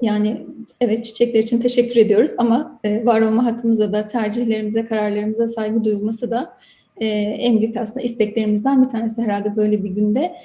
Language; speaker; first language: Turkish; native; Turkish